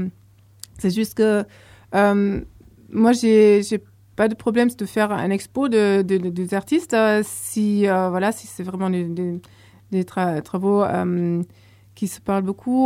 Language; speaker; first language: French; non-native, fluent; German